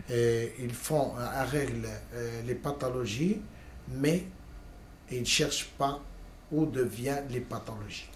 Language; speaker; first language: French; non-native, learner; Spanish